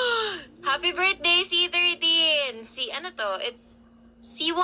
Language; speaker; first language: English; non-native, local second language; Filipino